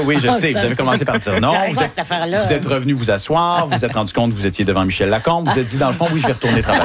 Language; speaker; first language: French; native; French